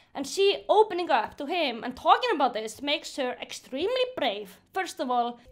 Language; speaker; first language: English; non-native, fluent; Icelandic